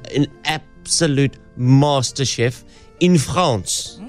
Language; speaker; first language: English; native; English